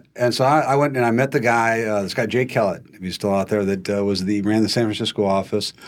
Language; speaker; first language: English; native; English